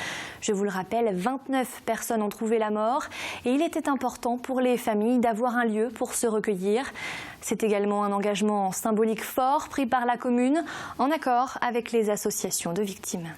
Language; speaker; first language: French; native; French